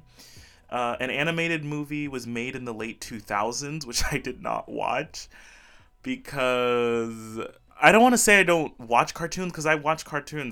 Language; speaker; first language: English; early bilingual, other home language; Portuguese